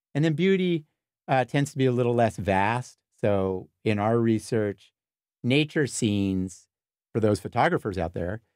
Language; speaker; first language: English; native; English